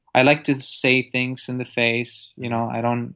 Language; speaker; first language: English; early bilingual, other home language; Arabic